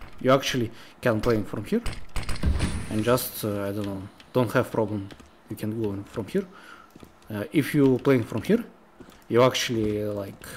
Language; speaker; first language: English; non-native, learner; Russian